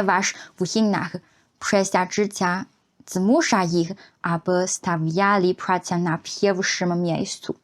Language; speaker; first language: Polish; non-native, fluent; Chinese